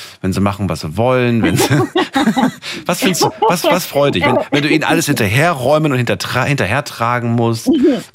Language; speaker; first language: German; native; German